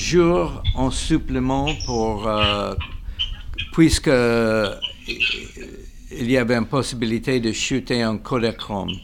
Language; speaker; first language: French; non-native, fluent; English